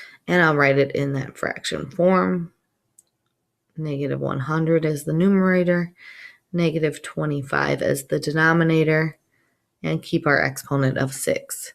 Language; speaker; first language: English; native; English